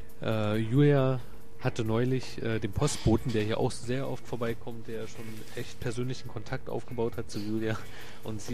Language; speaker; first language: German; native; German